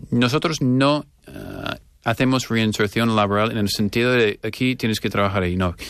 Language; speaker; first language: Spanish; non-native, fluent; English